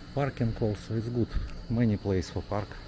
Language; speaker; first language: English; non-native, learner; Russian